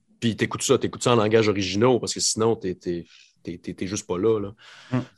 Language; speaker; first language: French; native; French